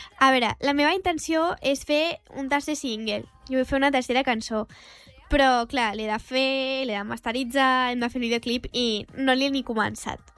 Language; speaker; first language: Catalan; non-native, local second language; Spanish